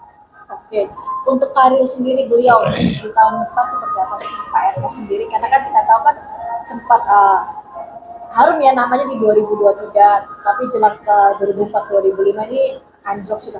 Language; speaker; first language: Indonesian; native; Indonesian